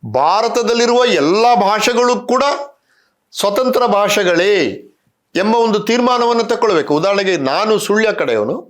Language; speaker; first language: Kannada; non-native, local second language; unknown